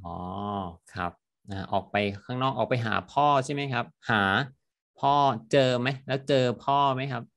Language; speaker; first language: Thai; native; Thai